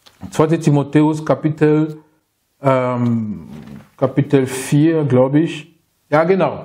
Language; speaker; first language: German; non-native, learner; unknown